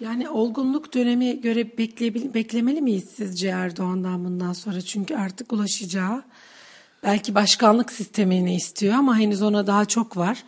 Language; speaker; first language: Turkish; native; Turkish